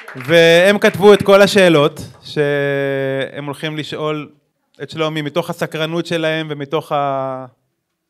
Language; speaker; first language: Hebrew; native; Hebrew